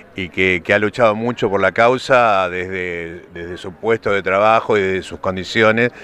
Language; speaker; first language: Spanish; native; Spanish